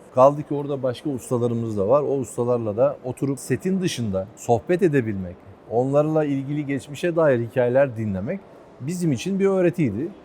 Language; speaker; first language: Turkish; native; Turkish